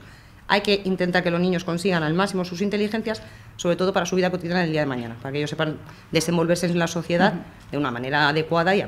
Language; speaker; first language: Spanish; native; Spanish